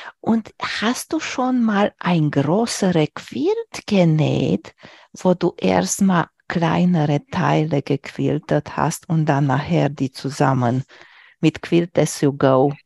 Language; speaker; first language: German; non-native, fluent; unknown